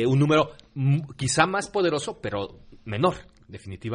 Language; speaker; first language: Spanish; native; Spanish